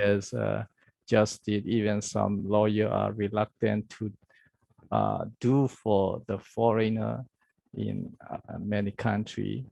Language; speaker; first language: English; non-native, learner; Burmese